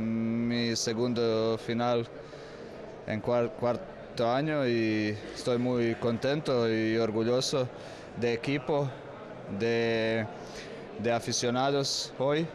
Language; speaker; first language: Spanish; non-native, learner; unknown